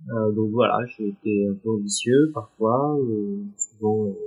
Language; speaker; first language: French; native; French